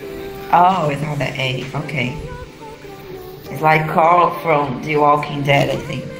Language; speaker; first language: English; non-native, fluent; Portuguese